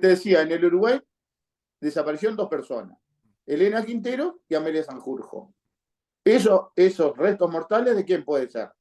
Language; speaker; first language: Spanish; native; Spanish